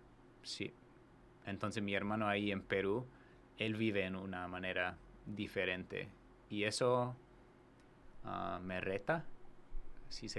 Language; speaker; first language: Spanish; non-native, fluent; English